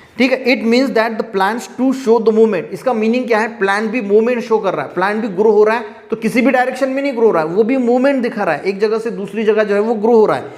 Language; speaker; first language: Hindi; non-native, local second language; Marathi